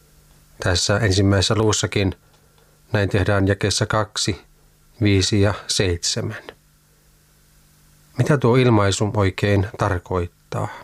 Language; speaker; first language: Finnish; native; Finnish